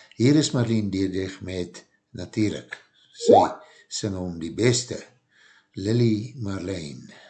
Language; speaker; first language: Afrikaans; native; Afrikaans